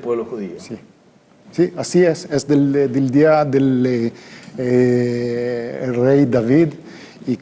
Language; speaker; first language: Spanish; non-native, fluent; Hebrew